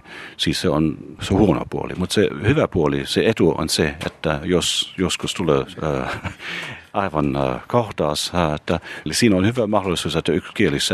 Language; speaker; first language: Finnish; non-native, fluent; German